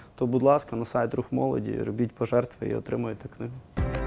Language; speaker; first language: Ukrainian; non-native, local second language; Russian